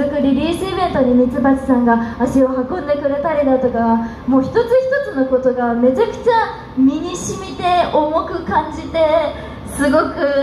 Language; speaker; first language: Japanese; native; Japanese